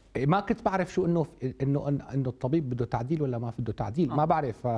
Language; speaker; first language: Arabic; native; Arabic